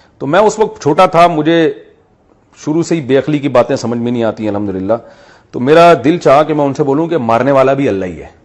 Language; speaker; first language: Urdu; native; Urdu